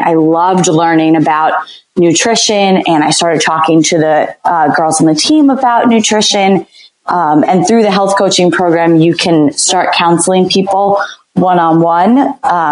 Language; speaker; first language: English; native; English